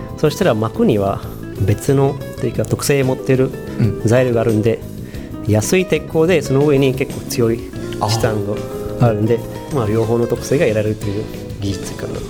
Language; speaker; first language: Japanese; non-native, fluent; Tamil